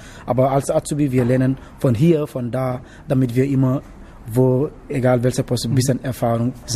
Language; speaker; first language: German; non-native, learner; Wolof